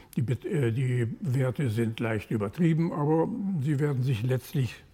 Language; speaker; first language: German; native; German